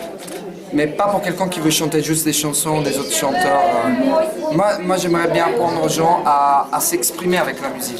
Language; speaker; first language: French; non-native, fluent; Italian